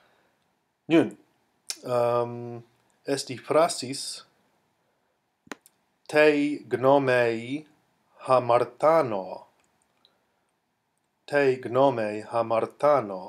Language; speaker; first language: Greek; non-native, fluent; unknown